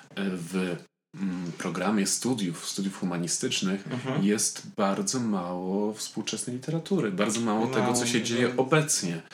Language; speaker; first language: Polish; native; Polish